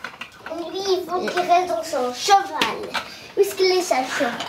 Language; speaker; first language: French; early bilingual, other home language; Persian